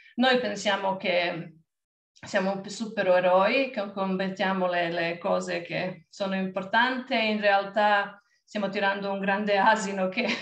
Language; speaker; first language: Italian; non-native, fluent; Serbian